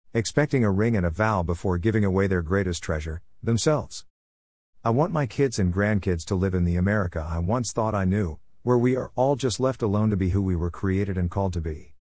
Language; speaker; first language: English; native; English